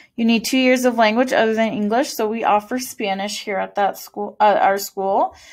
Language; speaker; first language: English; native; English